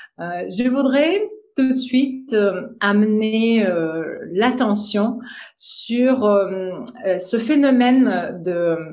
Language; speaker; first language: French; non-native, fluent; Russian